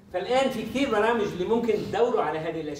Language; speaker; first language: Arabic; native; Arabic